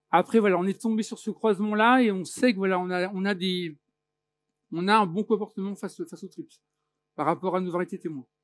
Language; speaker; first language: French; native; French